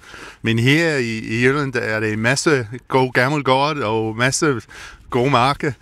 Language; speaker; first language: Danish; non-native, fluent; English